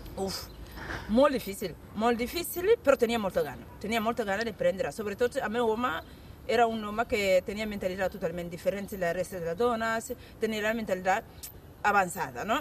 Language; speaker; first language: Catalan; non-native, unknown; Bambara